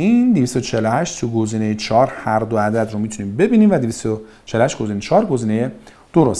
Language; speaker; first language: Persian; native; Persian